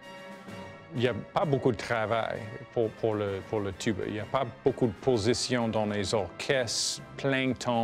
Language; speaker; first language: French; non-native, fluent; English